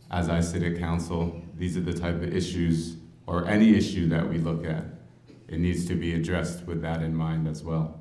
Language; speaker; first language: English; native; English